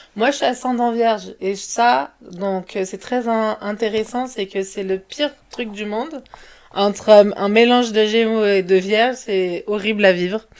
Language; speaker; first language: French; early bilingual, other home language; Portuguese